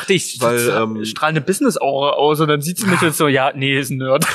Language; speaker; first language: German; native; German